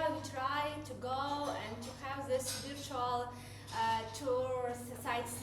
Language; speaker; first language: English; non-native, fluent; Ukrainian